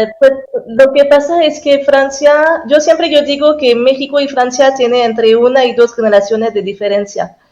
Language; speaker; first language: Spanish; non-native, fluent; French